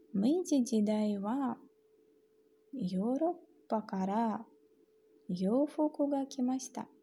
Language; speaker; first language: Japanese; non-native, fluent; Russian